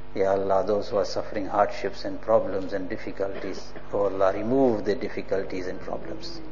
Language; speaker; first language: English; native; English